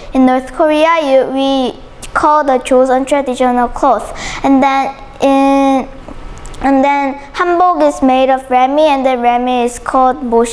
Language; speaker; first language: English; non-native, learner; Korean